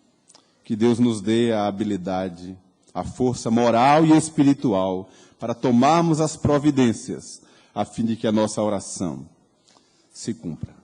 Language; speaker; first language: Portuguese; native; Portuguese